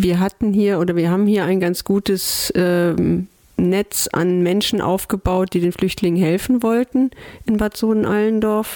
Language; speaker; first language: German; native; German